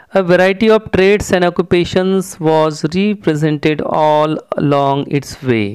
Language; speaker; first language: English; non-native, local second language; Marathi